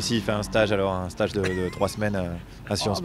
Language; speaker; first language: French; native; French